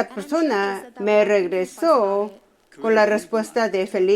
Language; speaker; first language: Spanish; non-native, fluent; Korean